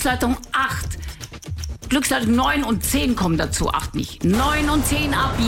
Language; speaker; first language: German; native; German